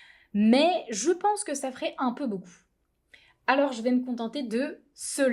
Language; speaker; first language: French; native; French